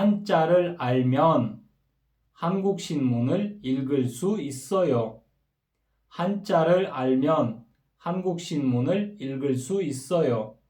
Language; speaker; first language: Korean; non-native, fluent; Kyrgyz